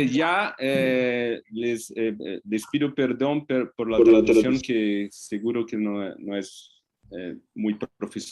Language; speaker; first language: Spanish; non-native, fluent; Portuguese